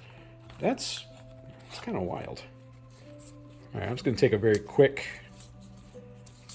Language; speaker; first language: English; native; English